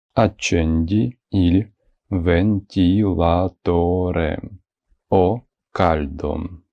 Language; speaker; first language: Italian; non-native, fluent; Ukrainian